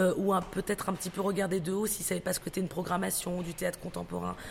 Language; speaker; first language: French; native; French